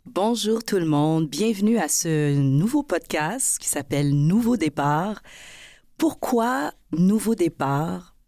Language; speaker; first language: French; early bilingual, other home language; Haitian Creole